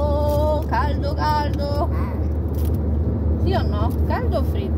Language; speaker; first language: Italian; non-native, learner; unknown